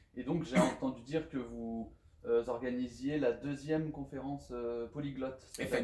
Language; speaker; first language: French; native; French